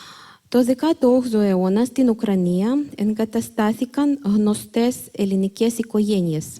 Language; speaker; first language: Greek; non-native, fluent; Ukrainian